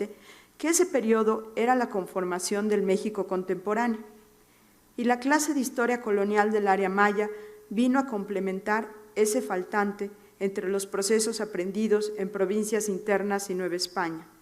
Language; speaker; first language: Spanish; native; Spanish